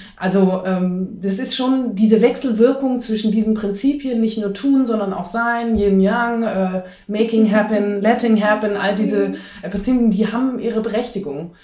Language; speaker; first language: German; native; German